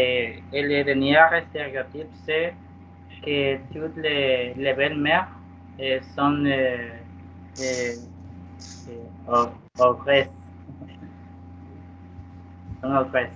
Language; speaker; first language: French; non-native, learner; Spanish